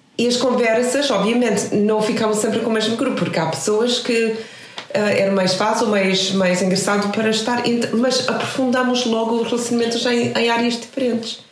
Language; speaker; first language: Portuguese; non-native, fluent; English